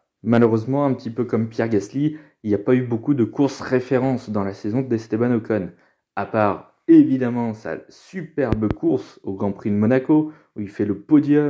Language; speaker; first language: French; native; French